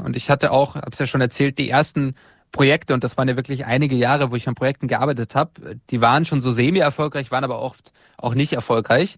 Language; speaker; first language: German; native; German